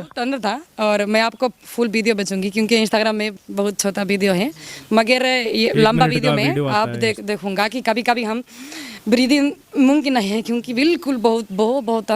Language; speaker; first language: Hindi; non-native, learner; Spanish